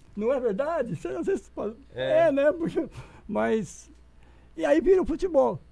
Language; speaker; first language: Portuguese; native; Portuguese